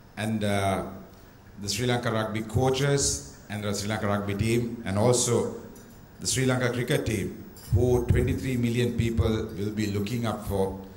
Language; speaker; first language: English; non-native, local second language; Sinhala